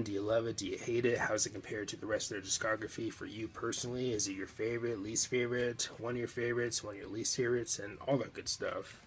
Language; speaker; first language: English; native; English